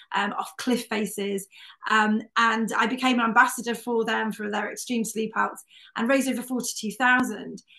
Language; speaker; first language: English; native; English